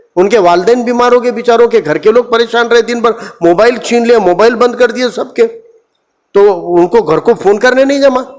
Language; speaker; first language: Hindi; non-native, local second language; Urdu